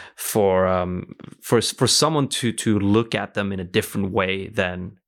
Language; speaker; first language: English; early bilingual, other home language; Norwegian